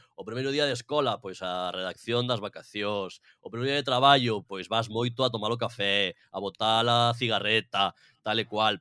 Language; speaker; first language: Galician; native; Galician